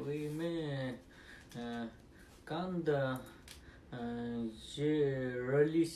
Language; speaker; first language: French; non-native, learner; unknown